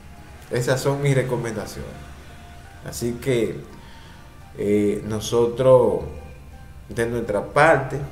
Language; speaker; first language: Spanish; native; Spanish